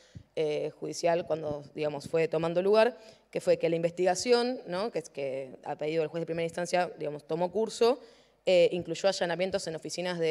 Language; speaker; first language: Spanish; native; Spanish